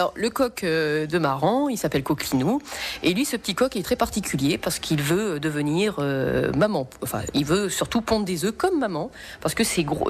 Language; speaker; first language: French; native; French